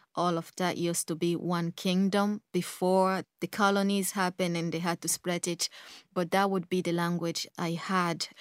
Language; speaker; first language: English; early bilingual, other home language; Kongo